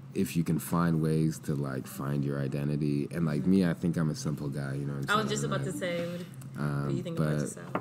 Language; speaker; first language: English; native; English